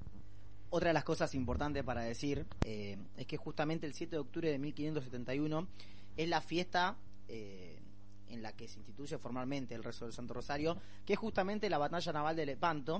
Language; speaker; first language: Spanish; native; Spanish